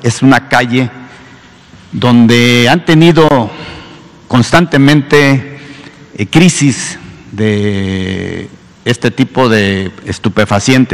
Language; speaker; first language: Spanish; native; Spanish